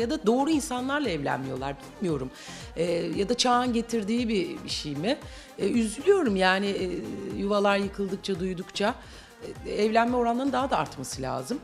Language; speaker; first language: Turkish; native; Turkish